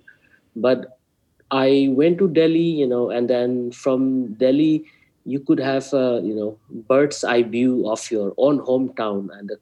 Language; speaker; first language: English; non-native, local second language; Manipuri